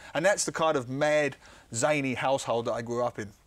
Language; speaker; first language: English; native; English